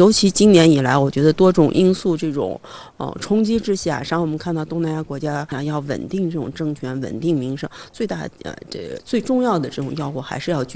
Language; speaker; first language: Chinese; native; Chinese